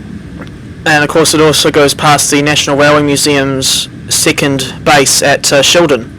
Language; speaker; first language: English; native; English